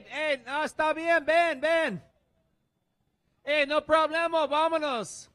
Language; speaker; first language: Spanish; non-native, learner; English